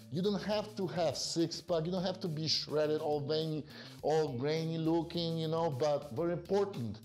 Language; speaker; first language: English; non-native, fluent; Polish